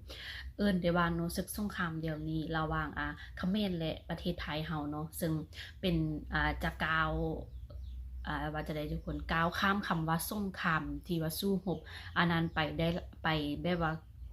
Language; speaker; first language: Thai; non-native, local second language; Northeastern Thai